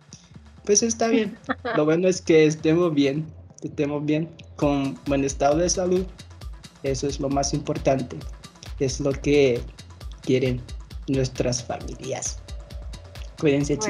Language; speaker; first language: Spanish; non-native, fluent; Chinese